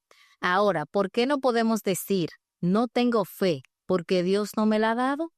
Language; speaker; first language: Spanish; native; Spanish